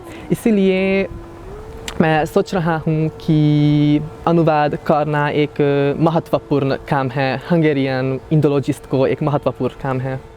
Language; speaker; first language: Hindi; non-native, fluent; Hungarian